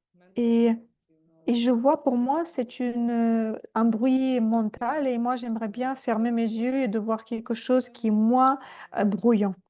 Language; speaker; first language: French; non-native, fluent; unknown